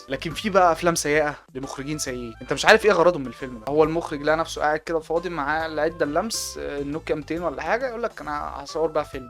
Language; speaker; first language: Arabic; native; Arabic